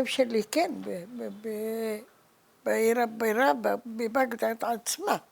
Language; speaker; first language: Hebrew; early bilingual, other home language; Arabic